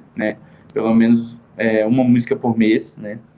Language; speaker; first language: Portuguese; native; Portuguese